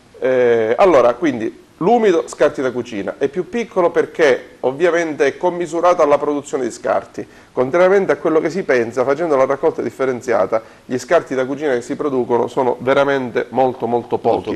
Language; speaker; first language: Italian; native; Italian